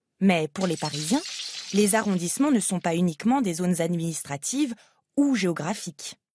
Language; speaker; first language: French; native; French